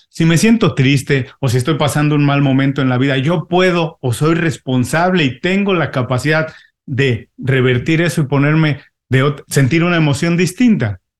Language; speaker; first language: Spanish; native; Spanish